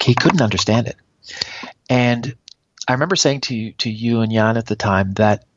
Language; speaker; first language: English; native; English